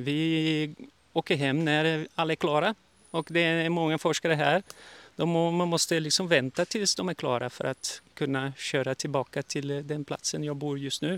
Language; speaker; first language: Swedish; early bilingual, heritage; Portuguese